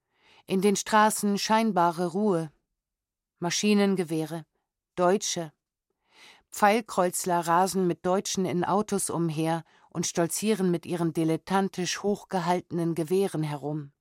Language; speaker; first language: German; native; German